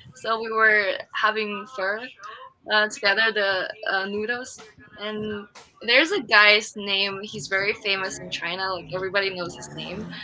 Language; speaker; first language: English; non-native, fluent; Chinese